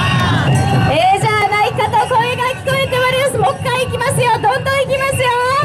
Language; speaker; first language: Japanese; native; Japanese